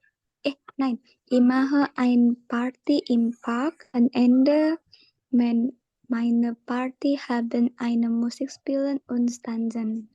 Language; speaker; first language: German; non-native, learner; Indonesian